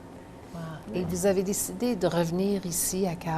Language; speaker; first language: French; native; French